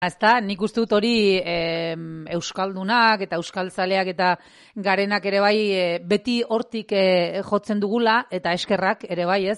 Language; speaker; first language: Basque; native; Basque